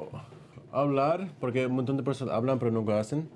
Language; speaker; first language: Spanish; early bilingual, heritage; Spanish